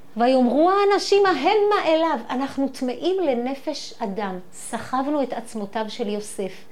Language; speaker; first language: Hebrew; native; Hebrew